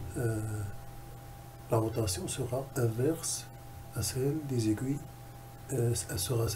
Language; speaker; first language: French; non-native, local second language; Arabic